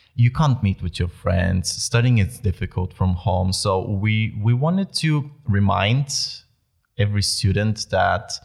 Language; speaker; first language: English; non-native, fluent; Bulgarian